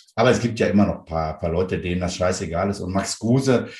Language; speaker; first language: German; native; German